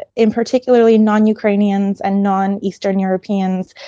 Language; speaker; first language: English; early bilingual, other home language; Ukrainian